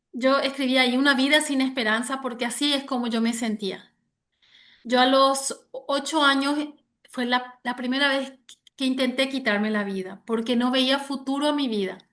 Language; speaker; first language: Spanish; early bilingual, other home language; German